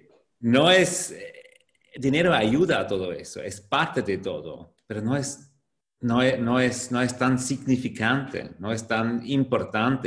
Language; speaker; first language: Spanish; non-native, fluent; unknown